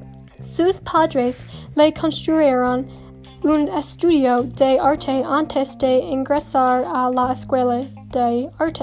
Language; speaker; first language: Spanish; non-native, learner; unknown